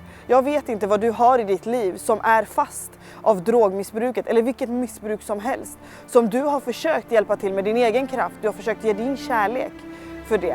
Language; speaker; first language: Swedish; early bilingual, other home language; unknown